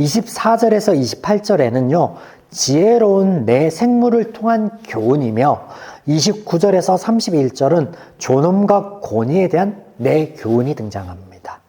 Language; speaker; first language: Korean; native; Korean